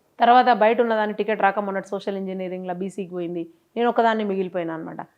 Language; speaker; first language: Telugu; native; Telugu